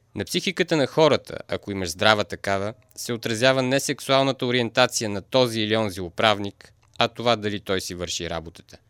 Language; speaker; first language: Bulgarian; native; Bulgarian